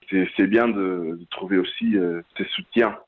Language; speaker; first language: French; non-native, fluent; Portuguese